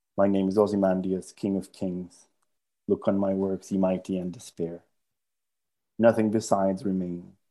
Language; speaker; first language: English; non-native, fluent; Spanish